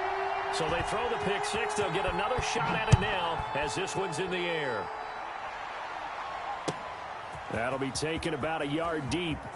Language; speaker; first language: English; native; English